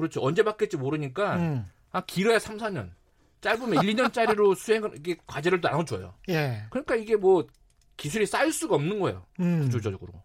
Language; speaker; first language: Korean; native; Korean